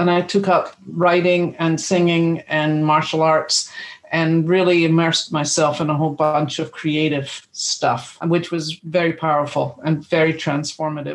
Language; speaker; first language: English; native; English